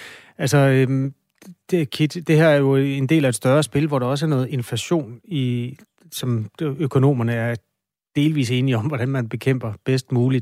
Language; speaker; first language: Danish; native; Danish